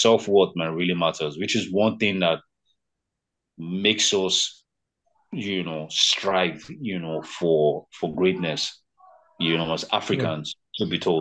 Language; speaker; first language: English; non-native, local second language; Yoruba